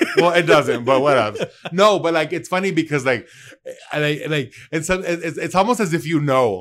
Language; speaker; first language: English; early bilingual, other home language; Spanish